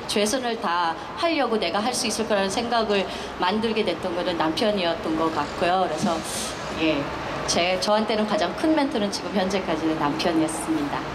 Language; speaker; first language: Korean; non-native, fluent; Filipino